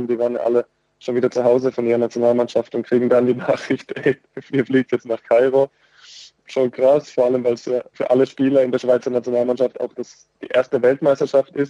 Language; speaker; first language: German; native; German